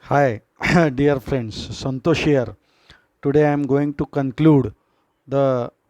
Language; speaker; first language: English; non-native, local second language; Marathi